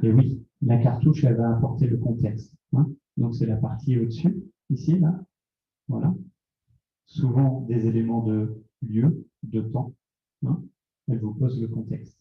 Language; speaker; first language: French; native; French